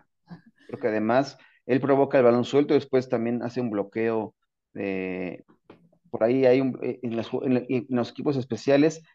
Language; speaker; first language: Spanish; native; Spanish